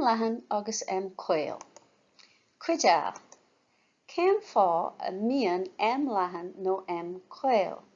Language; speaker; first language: Irish; non-native, local second language; English